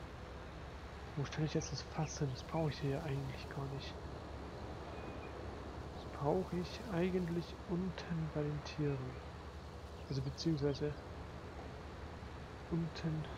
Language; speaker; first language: German; native; German